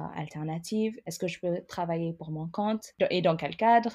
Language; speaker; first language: French; non-native, fluent; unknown